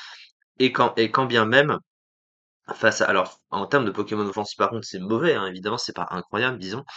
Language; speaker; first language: French; native; French